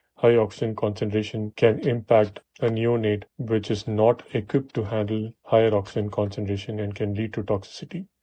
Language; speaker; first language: English; non-native, local second language; Tamil